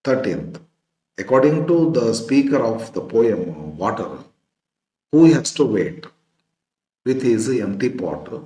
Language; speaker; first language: English; non-native, local second language; Kannada